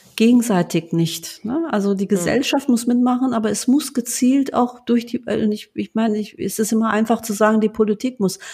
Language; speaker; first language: German; early bilingual, other home language; Turkish